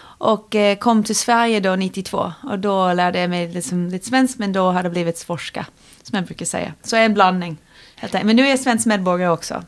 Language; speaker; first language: Swedish; non-native, fluent; English